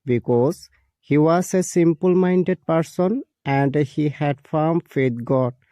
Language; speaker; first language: English; non-native, local second language; Assamese